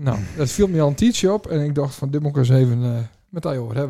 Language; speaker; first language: Dutch; native; Dutch